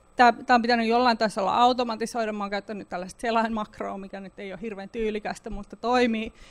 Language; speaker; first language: Finnish; native; Finnish